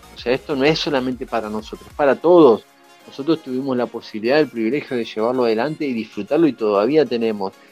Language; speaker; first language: Spanish; native; Spanish